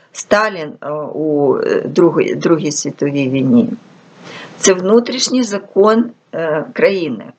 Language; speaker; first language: Ukrainian; non-native, local second language; Russian